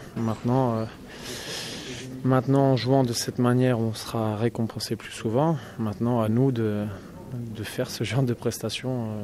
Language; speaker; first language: French; native; French